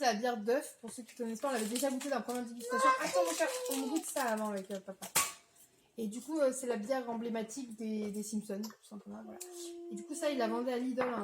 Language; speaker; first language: French; native; French